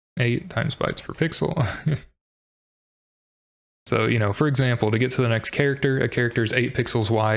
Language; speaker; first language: English; native; English